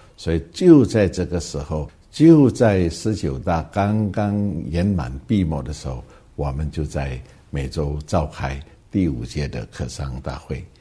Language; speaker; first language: Chinese; early bilingual, heritage; Hakka Chinese